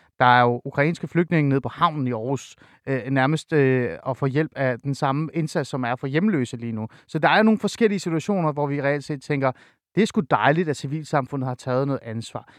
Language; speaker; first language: Danish; early bilingual, other home language; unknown